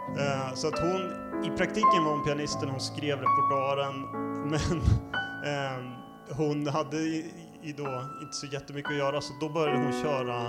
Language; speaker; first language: Swedish; native; Swedish